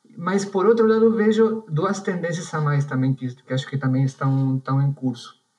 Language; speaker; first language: Portuguese; non-native, fluent; Spanish